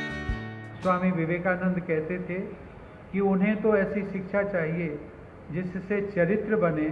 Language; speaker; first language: Hindi; native; Hindi